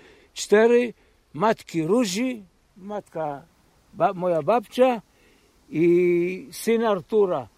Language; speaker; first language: Polish; early bilingual, heritage; Polish